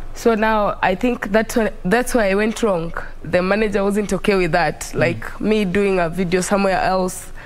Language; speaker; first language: English; non-native, local second language; Luo (Kenya and Tanzania)